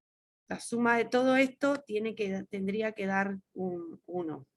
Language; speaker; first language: Spanish; native; Spanish